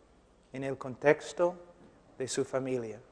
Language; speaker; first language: Spanish; non-native, fluent; English